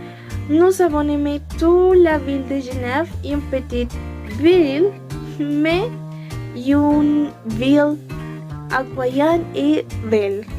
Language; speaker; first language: French; non-native, learner; Spanish